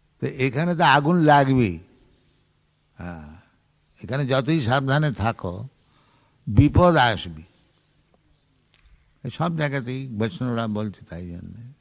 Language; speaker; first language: Bangla; native; Bangla